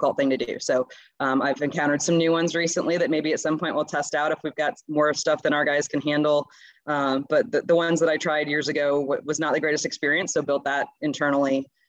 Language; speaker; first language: English; native; English